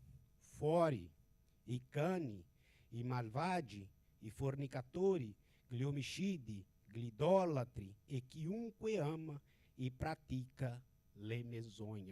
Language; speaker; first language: Italian; non-native, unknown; Portuguese